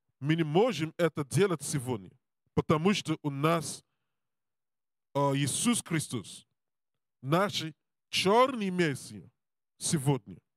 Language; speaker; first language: Russian; non-native, learner; Serbian